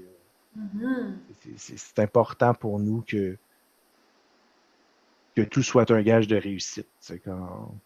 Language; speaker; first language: French; native; French